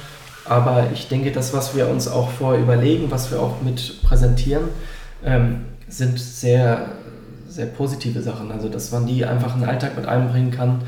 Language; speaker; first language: German; native; German